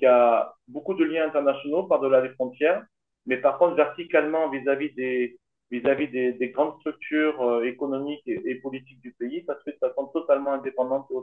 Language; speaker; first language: French; native; French